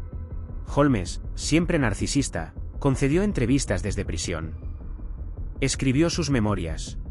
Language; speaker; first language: Spanish; native; Spanish